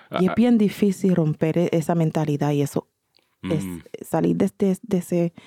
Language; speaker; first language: Spanish; early bilingual, heritage; Spanish